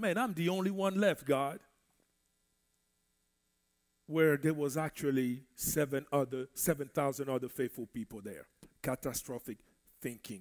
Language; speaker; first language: English; non-native, fluent; French